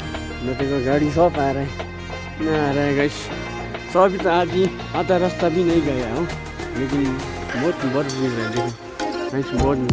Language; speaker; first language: Hindi; non-native, local second language; Nepali